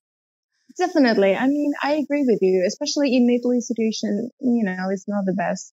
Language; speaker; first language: English; non-native, fluent; Russian